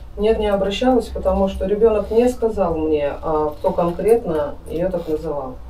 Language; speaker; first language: Russian; native; Russian